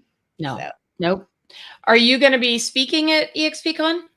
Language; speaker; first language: English; native; English